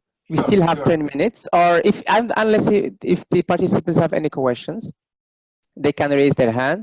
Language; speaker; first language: English; non-native, local second language; Arabic